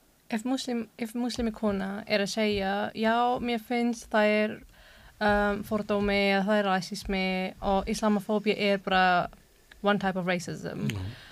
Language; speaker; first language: Icelandic; non-native, learner; Urdu